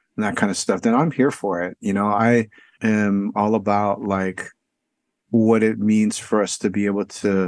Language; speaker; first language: English; native; English